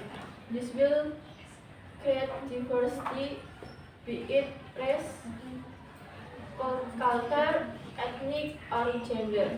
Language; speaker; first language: English; non-native, learner; Indonesian